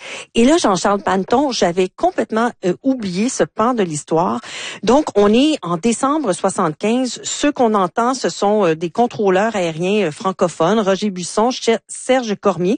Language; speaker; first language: French; native; French